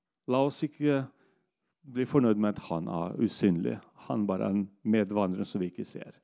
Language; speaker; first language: Norwegian; non-native, fluent; Russian